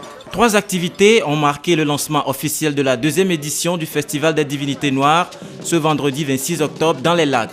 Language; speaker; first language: French; native; French